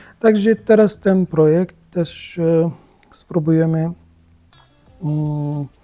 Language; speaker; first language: Polish; non-native, learner; Arabic